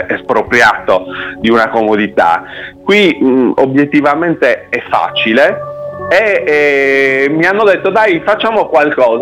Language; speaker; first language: Italian; native; Italian